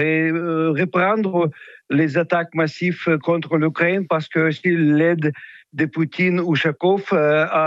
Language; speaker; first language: French; non-native, fluent; Russian